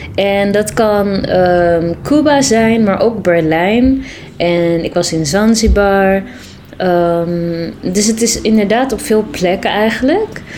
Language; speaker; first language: Dutch; early bilingual, other home language; Tigrinya